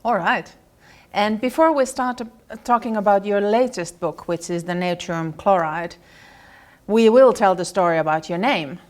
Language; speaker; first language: English; non-native, fluent; Finnish